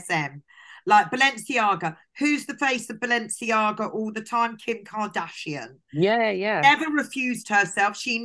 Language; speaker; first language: English; native; English